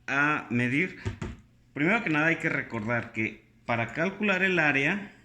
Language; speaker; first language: Spanish; native; Spanish